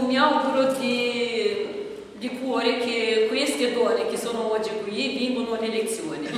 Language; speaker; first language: Italian; non-native, fluent; Romanian